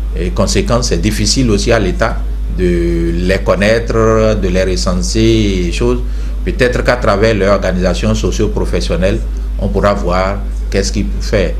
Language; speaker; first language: French; native; French